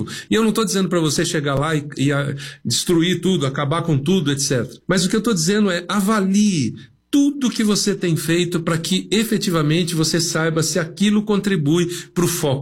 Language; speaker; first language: Portuguese; native; Portuguese